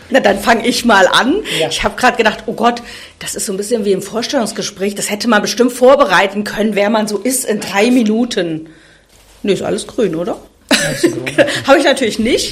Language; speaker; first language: German; native; German